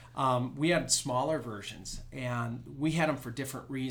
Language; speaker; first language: English; native; English